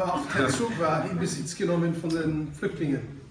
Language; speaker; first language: German; native; German